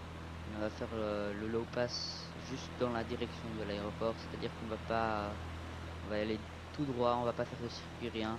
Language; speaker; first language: French; native; French